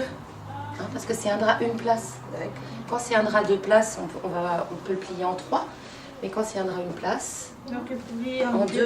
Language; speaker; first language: French; native; French